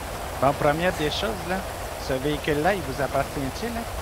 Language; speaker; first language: French; native; French